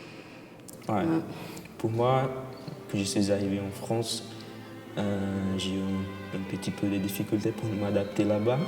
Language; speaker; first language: French; non-native, fluent; Portuguese